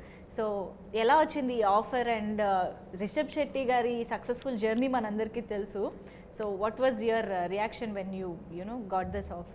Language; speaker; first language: Telugu; native; Telugu